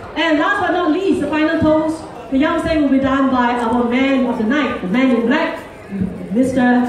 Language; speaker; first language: English; non-native, local second language; Chinese